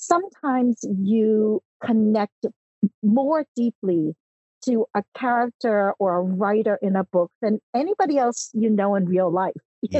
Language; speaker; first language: English; early bilingual, other home language; Cantonese